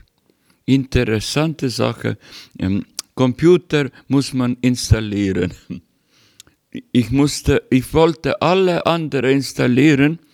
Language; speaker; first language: German; non-native, learner; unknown